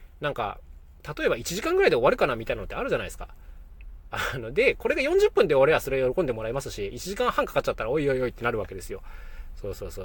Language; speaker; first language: Japanese; native; Japanese